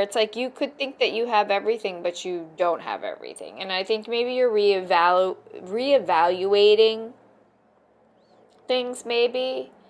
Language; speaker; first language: English; native; English